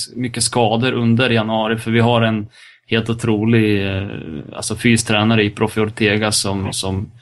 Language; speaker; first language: Swedish; early bilingual, other home language; Serbian